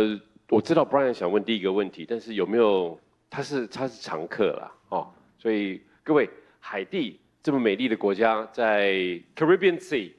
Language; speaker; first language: Chinese; native; Chinese